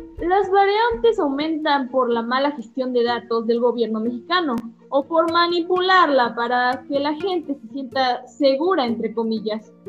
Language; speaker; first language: Spanish; native; Spanish